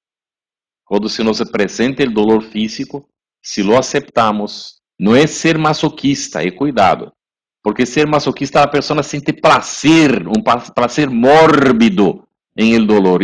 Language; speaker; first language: Spanish; non-native, fluent; Portuguese